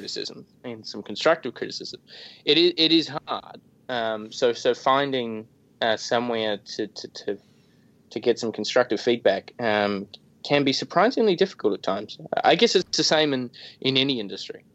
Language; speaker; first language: English; native; English